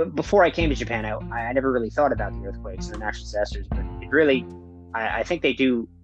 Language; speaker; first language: English; native; English